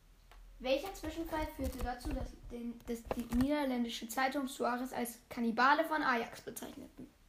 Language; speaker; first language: German; native; German